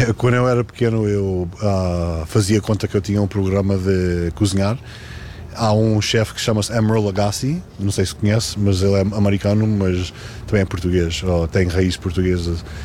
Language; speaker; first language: Portuguese; early bilingual, heritage; Portuguese